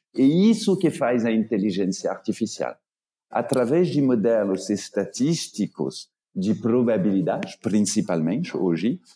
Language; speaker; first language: Portuguese; non-native, fluent; French